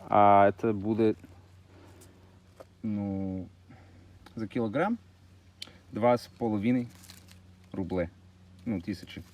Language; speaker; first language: Russian; non-native, learner; English